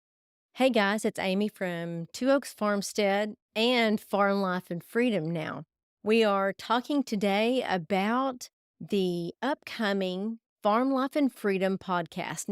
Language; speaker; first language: English; native; English